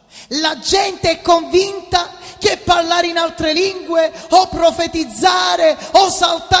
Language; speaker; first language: Italian; native; Italian